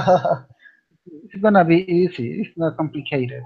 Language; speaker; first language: English; non-native, learner; Spanish